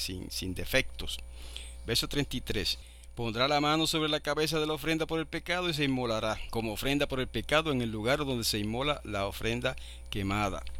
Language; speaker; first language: Spanish; native; Spanish